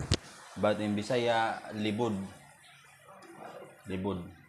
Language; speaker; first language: English; non-native, learner; Cebuano